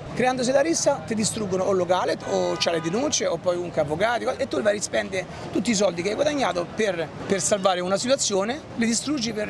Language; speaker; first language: Italian; native; Italian